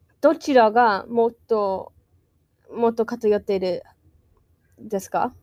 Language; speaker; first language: Japanese; non-native, learner; English